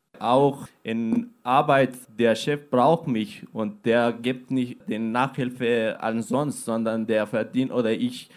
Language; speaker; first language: German; non-native, learner; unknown